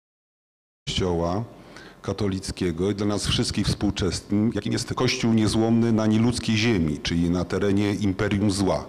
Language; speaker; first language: Polish; native; Polish